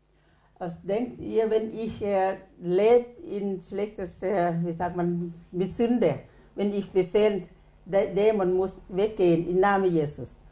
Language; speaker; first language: German; non-native, learner; Thai